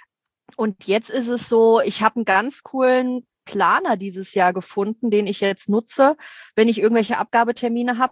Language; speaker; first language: German; native; German